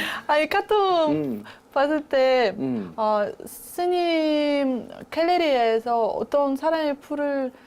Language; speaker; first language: Korean; non-native, learner; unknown